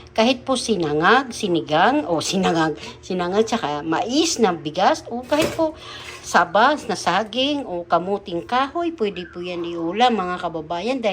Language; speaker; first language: Filipino; non-native, local second language; Cebuano